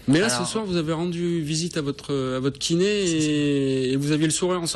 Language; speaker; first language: French; native; French